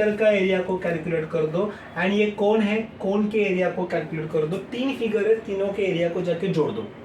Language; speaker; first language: Hindi; non-native, local second language; Marathi